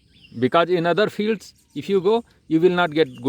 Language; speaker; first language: English; non-native, local second language; Hindi